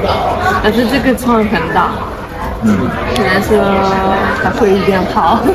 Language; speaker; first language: Chinese; non-native, learner; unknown